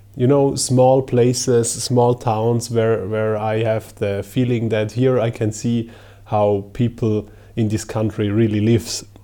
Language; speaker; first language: English; non-native, fluent; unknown